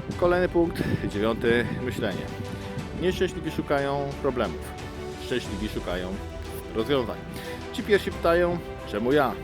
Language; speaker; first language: Polish; native; Polish